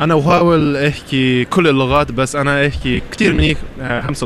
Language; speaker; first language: Arabic; non-native, learner; Japanese